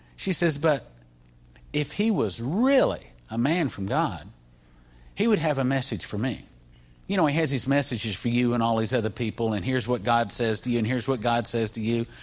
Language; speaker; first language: English; native; English